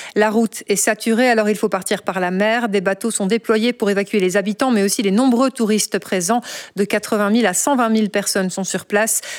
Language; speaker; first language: French; native; French